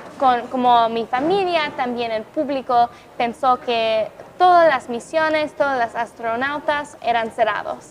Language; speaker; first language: Spanish; non-native, fluent; English